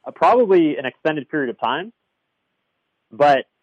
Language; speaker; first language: English; native; English